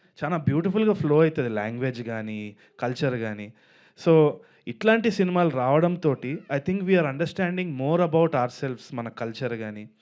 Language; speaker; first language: Telugu; native; Telugu